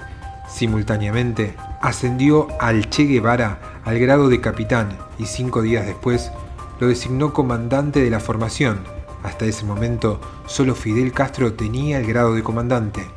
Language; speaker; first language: Spanish; native; Spanish